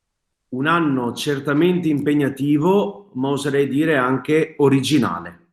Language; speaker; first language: Italian; native; Italian